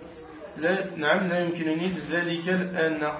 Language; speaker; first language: Arabic; non-native, learner; French